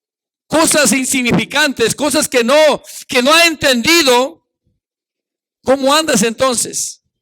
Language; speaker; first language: Spanish; native; Spanish